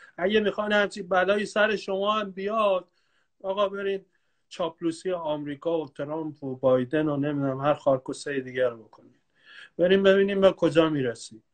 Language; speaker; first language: Persian; non-native, local second language; Kurdish